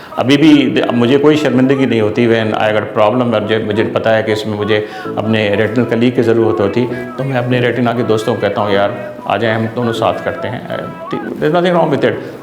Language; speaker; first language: Urdu; non-native, local second language; Sindhi